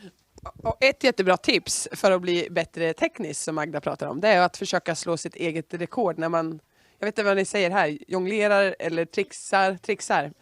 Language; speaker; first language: Swedish; native; Swedish